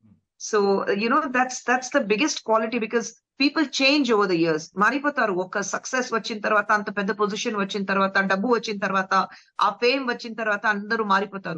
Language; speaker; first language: Telugu; non-native, local second language; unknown